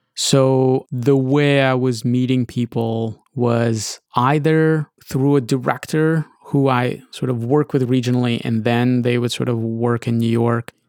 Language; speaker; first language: English; early bilingual, other home language; Russian